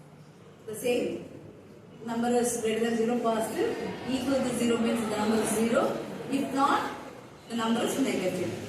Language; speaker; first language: English; non-native, local second language; Tamil